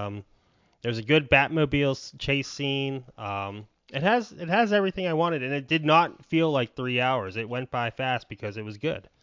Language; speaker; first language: English; native; English